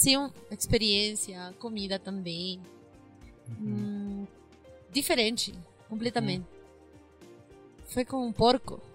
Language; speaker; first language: Portuguese; non-native, learner; Spanish